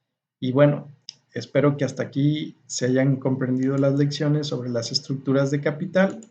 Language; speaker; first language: Spanish; native; Spanish